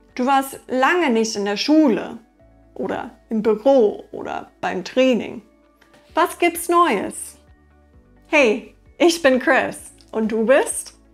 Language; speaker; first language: German; non-native, fluent; English